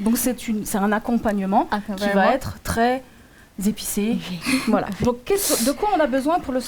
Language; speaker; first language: French; native; French